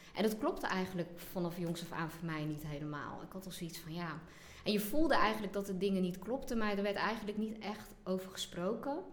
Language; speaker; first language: Dutch; native; Dutch